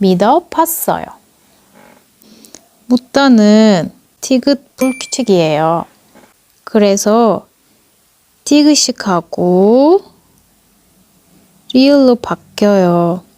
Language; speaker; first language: Korean; non-native, fluent; Turkish